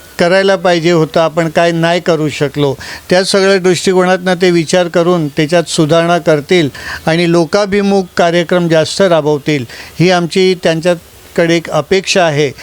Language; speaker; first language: Marathi; non-native, local second language; Gujarati